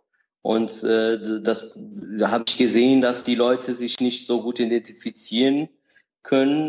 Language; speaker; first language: German; non-native, learner; Portuguese